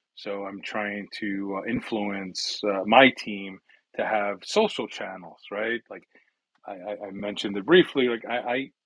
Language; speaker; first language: English; early bilingual, other home language; Italian